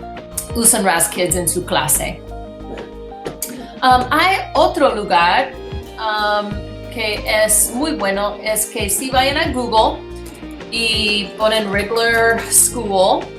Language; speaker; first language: Spanish; non-native, fluent; English